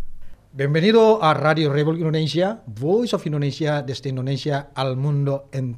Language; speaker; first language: Spanish; non-native, fluent; Indonesian